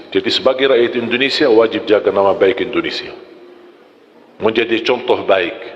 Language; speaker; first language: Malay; non-native, fluent; Arabic